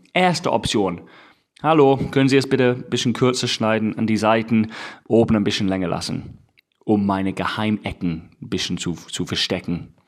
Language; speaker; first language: German; non-native, fluent; English